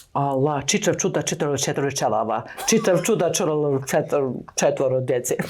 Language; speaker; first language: Bosnian; early bilingual, heritage; Bosnian